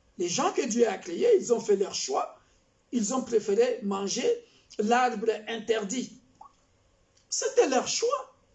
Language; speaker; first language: French; non-native, local second language; Kongo